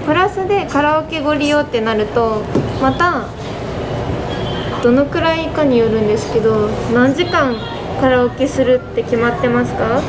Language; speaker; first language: Japanese; native; Japanese